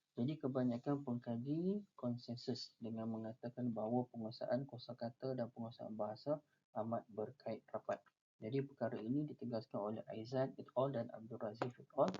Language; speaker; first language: Malay; native; Malay